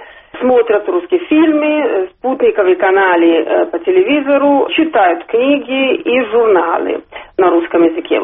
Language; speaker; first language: Russian; non-native, fluent; Italian